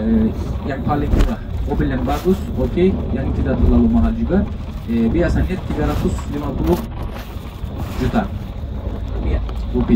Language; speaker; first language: Indonesian; non-native, fluent; Turkish